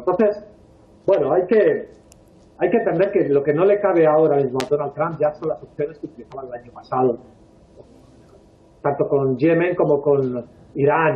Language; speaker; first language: Spanish; native; Spanish